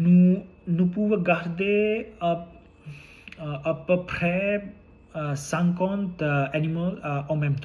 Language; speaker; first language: French; non-native, learner; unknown